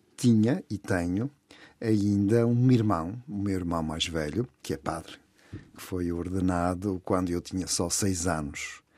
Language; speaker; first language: Portuguese; native; Portuguese